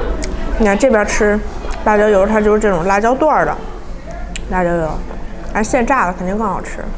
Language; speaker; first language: Chinese; native; Chinese